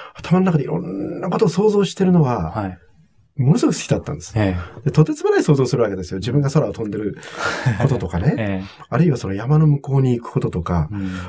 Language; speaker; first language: Japanese; native; Japanese